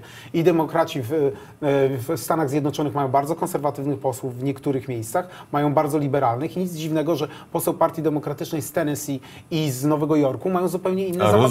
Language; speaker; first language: Polish; native; Polish